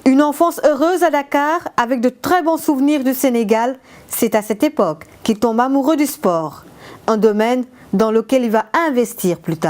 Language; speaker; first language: French; native; French